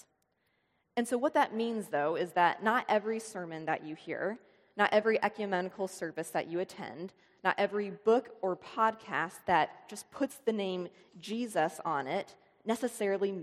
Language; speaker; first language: English; native; English